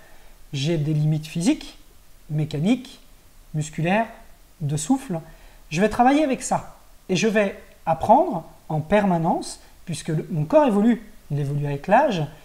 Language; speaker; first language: French; native; French